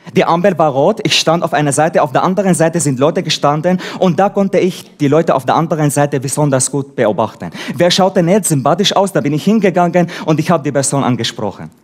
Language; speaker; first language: German; non-native, fluent; Arabic